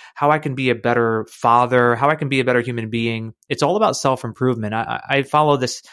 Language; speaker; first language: English; native; English